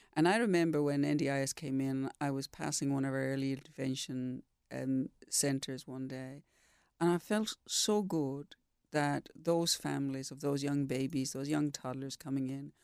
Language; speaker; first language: English; native; English